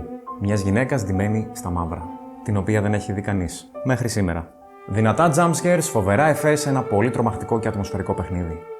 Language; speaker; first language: Greek; native; Greek